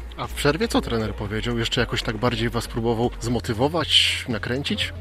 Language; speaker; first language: Polish; native; Polish